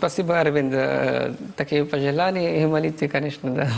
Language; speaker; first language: Russian; non-native, fluent; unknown